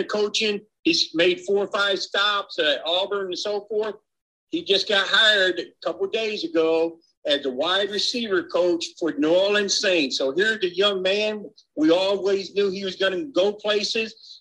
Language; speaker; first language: English; native; English